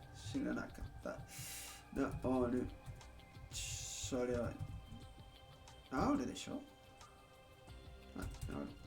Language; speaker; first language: Japanese; non-native, learner; Spanish